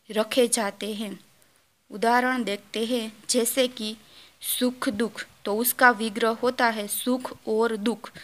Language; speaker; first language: Hindi; non-native, local second language; Gujarati